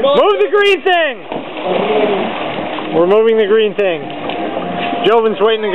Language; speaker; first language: English; native; English